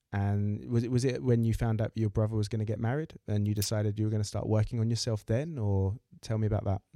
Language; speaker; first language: English; native; English